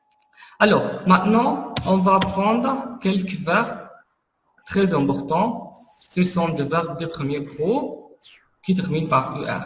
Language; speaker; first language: French; non-native, fluent; Arabic